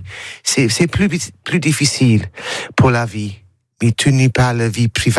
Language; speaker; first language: French; non-native, learner; English